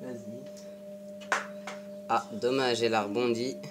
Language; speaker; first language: French; native; French